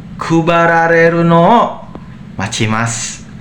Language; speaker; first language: Japanese; non-native, learner; Indonesian